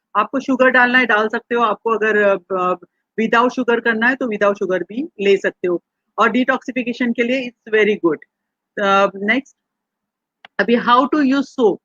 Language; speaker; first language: Hindi; non-native, local second language; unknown